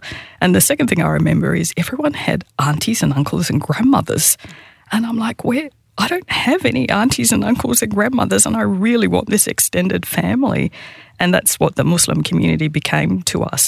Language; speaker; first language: English; native; English